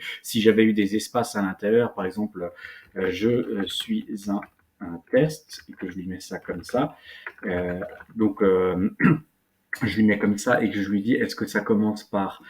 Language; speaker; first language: French; native; French